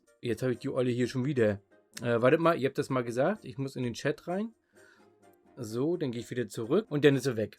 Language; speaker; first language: German; native; German